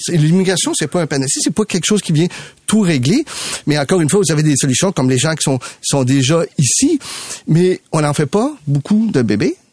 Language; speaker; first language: French; early bilingual, other home language; Spanish